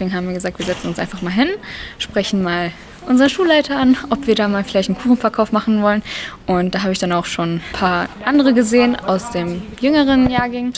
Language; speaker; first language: German; early bilingual, other home language; Turkish